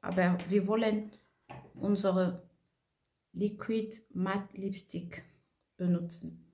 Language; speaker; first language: German; non-native, fluent; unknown